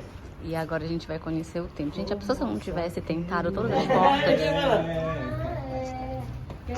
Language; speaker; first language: Portuguese; native; Portuguese